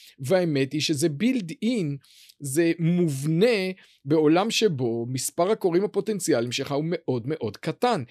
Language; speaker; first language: Hebrew; native; Hebrew